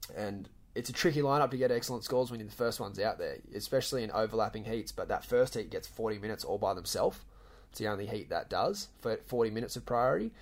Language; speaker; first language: English; native; English